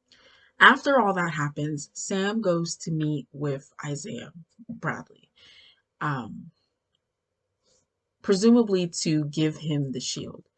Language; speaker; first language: English; native; English